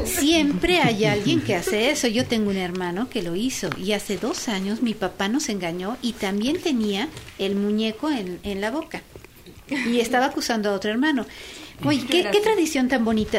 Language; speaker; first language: Spanish; native; Spanish